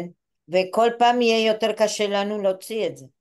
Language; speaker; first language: Hebrew; non-native, fluent; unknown